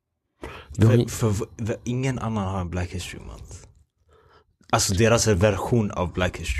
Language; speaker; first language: Swedish; early bilingual, other home language; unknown